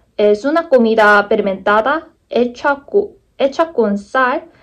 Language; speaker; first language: Spanish; non-native, learner; Korean